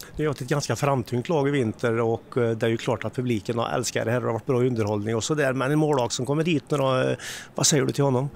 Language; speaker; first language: Swedish; native; Swedish